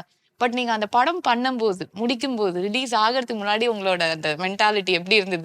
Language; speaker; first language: Tamil; native; Tamil